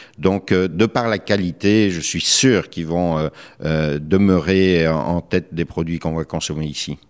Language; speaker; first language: French; native; French